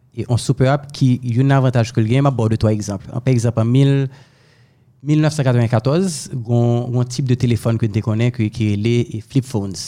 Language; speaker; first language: French; non-native, local second language; Haitian Creole